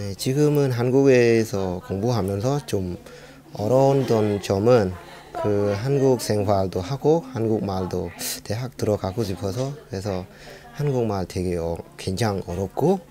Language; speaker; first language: Korean; non-native, fluent; Khmer